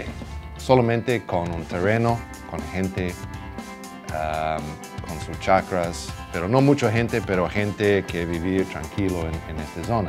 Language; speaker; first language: Spanish; non-native, learner; English